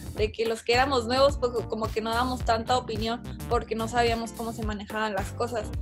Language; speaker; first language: Spanish; native; Spanish